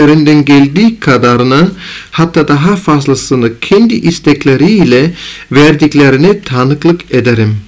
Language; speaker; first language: Turkish; non-native, fluent; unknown